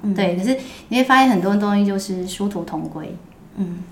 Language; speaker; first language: Chinese; native; Chinese